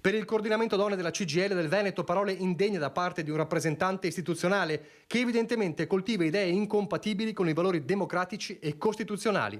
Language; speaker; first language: Italian; native; Italian